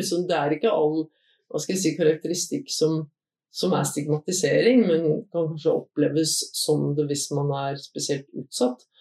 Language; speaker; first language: Norwegian; native; Norwegian